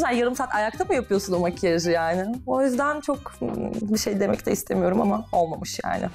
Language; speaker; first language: Turkish; non-native, fluent; Russian